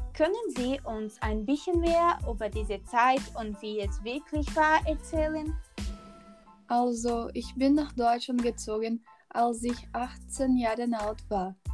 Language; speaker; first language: German; non-native, learner; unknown